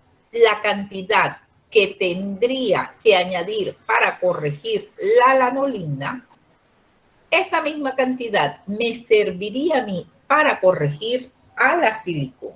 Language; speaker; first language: Spanish; native; Spanish